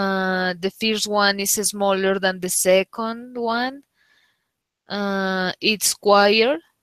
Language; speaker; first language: English; non-native, learner; Spanish